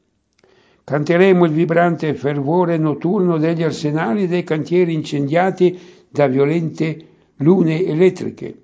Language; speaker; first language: Italian; native; Italian